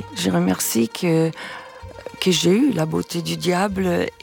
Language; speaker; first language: French; non-native, fluent; Italian